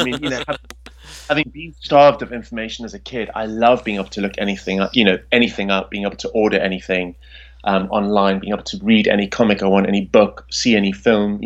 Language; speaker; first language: English; native; English